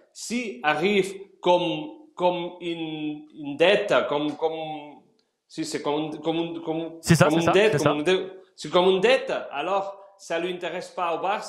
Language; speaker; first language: French; non-native, fluent; Spanish